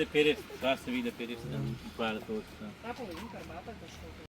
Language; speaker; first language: Russian; non-native, learner; Sinhala